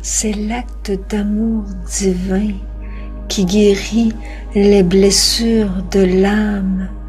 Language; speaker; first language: French; native; French